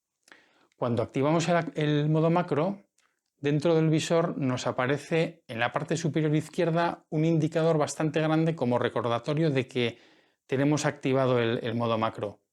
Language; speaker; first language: Spanish; native; Spanish